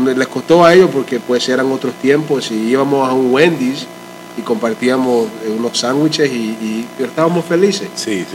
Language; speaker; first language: Spanish; early bilingual, heritage; Spanish